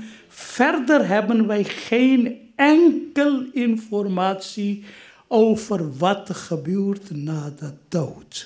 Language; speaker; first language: Dutch; non-native, fluent; Urdu